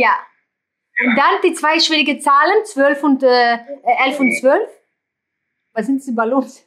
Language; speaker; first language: German; non-native, fluent; Greek